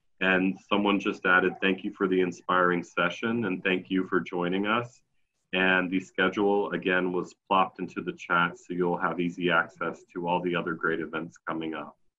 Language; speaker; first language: English; native; English